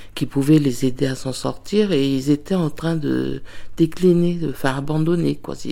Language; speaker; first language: French; native; French